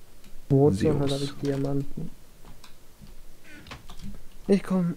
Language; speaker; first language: German; native; German